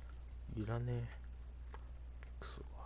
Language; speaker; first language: Japanese; native; Japanese